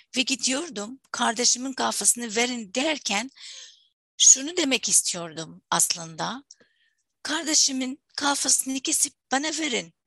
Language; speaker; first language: Turkish; non-native, fluent; Arabic